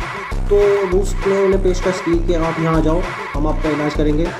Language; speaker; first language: Hindi; native; Hindi